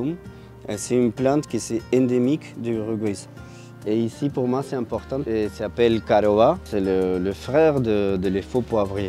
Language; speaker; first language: French; non-native, fluent; Spanish